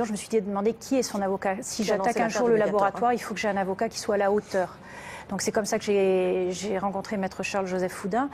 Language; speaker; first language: French; native; French